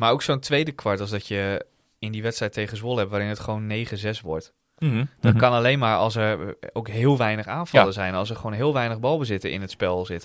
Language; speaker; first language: Dutch; native; Dutch